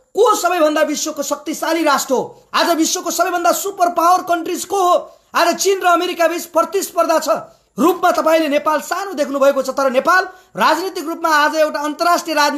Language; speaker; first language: Nepali; native; Nepali